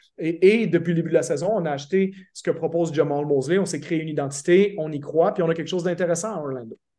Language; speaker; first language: French; native; French